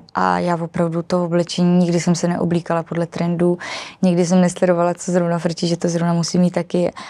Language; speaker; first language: Czech; native; Czech